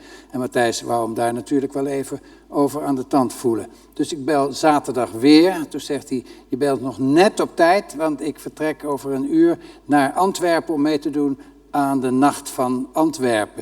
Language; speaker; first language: Dutch; native; Dutch